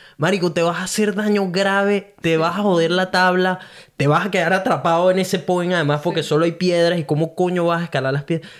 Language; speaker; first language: Spanish; native; Spanish